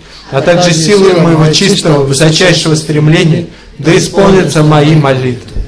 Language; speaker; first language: Russian; native; Russian